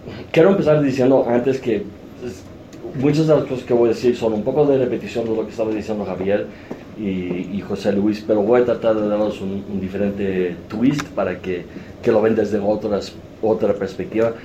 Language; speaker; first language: Spanish; non-native, fluent; Greek